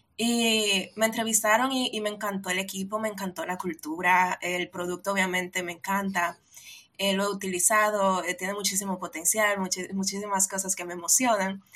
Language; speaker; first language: Spanish; native; Spanish